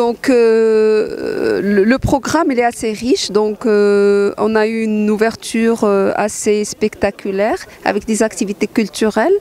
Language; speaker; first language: French; non-native, local second language; Arabic